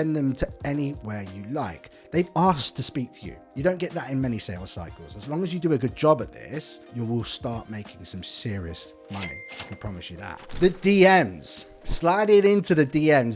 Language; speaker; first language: English; native; English